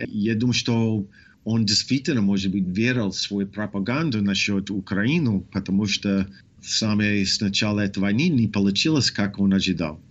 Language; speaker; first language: Russian; non-native, fluent; English